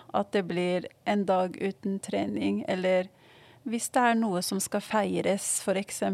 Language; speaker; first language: Norwegian; non-native, fluent; Arabic